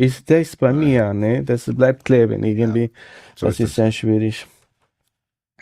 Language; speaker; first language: German; non-native, fluent; Spanish